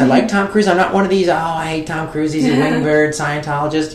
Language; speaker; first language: English; native; English